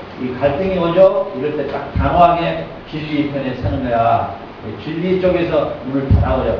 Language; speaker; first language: Korean; native; Korean